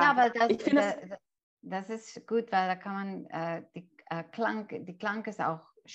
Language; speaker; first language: German; non-native, fluent; English